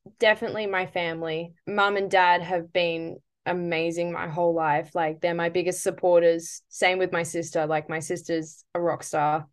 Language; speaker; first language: English; native; English